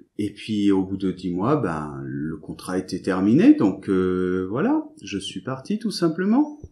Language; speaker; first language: French; native; French